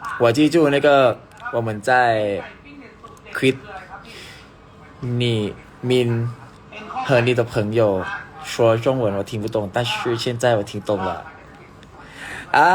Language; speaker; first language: Chinese; non-native, learner; Thai